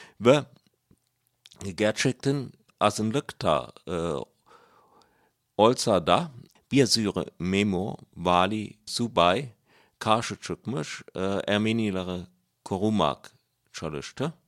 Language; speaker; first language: Turkish; non-native, learner; German